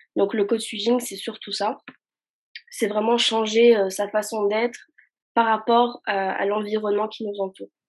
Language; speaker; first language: French; early bilingual, other home language; Arabic